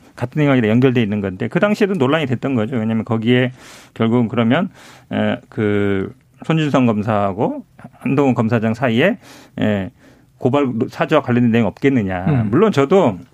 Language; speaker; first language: Korean; native; Korean